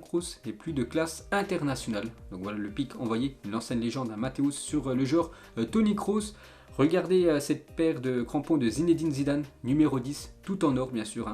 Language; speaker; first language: French; native; French